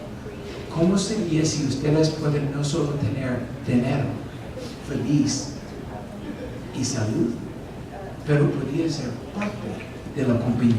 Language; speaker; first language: Spanish; non-native, fluent; English